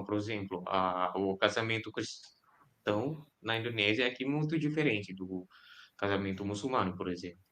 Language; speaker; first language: Portuguese; non-native, fluent; Indonesian